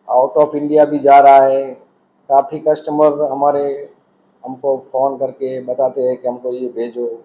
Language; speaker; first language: Hindi; non-native, local second language; Gujarati